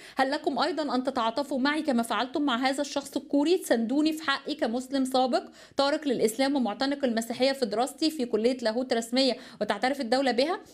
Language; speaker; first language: Arabic; native; Arabic